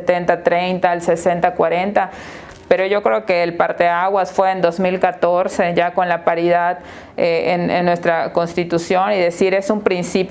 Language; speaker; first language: Spanish; native; Spanish